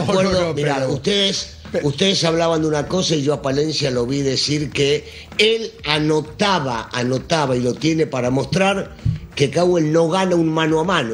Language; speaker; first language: Spanish; native; Spanish